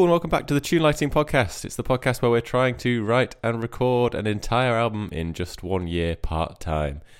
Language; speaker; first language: English; native; English